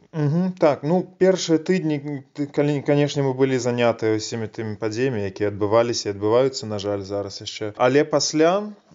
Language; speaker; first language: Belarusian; native; Belarusian